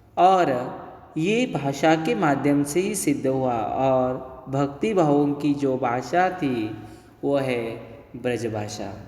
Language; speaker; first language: Hindi; native; Hindi